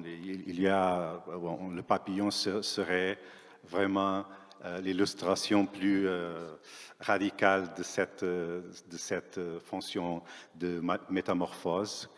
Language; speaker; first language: French; non-native, fluent; Portuguese